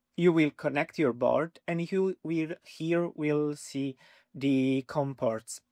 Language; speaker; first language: English; non-native, fluent; Italian